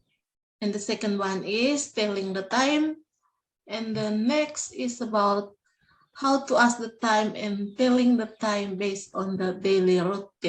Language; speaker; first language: English; non-native, fluent; Indonesian